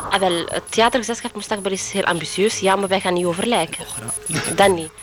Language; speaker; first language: Dutch; early bilingual, other home language; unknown